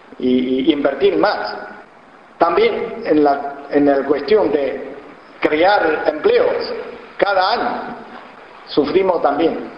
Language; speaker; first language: Spanish; non-native, fluent; Chinese